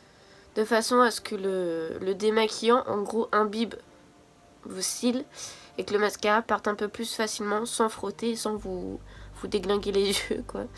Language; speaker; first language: French; native; French